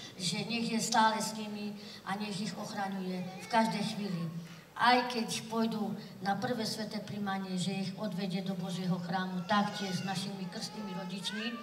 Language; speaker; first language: Slovak; non-native, local second language; Romany